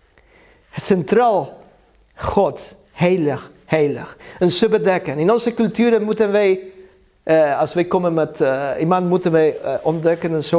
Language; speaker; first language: Dutch; non-native, learner; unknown